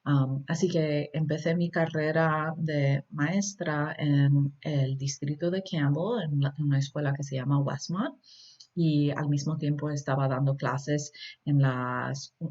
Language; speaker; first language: Spanish; early bilingual, heritage; Spanish